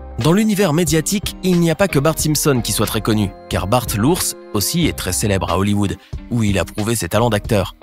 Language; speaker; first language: French; native; French